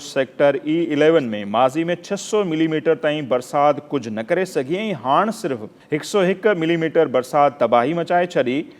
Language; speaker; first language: Sindhi; native; Sindhi